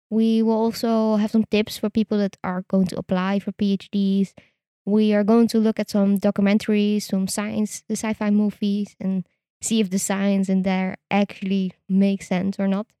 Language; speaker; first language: English; non-native, fluent; Dutch